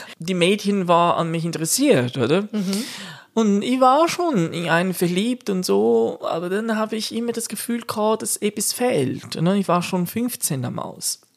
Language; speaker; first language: German; non-native, fluent; Portuguese